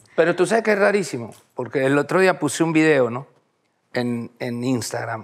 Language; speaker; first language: Spanish; native; Spanish